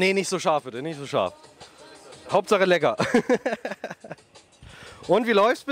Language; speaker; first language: German; native; German